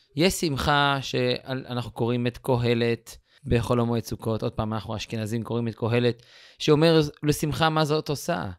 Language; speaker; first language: Hebrew; native; Hebrew